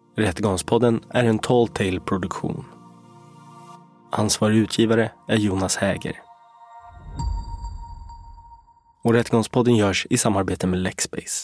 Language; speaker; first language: Swedish; native; Swedish